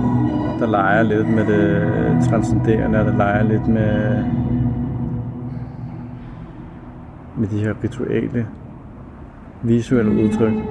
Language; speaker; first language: Danish; native; Danish